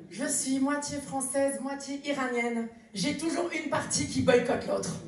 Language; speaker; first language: French; native; French